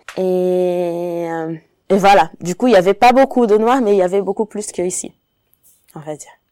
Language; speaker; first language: French; non-native, fluent; Portuguese